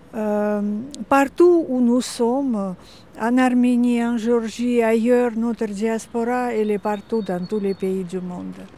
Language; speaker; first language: French; non-native, fluent; Armenian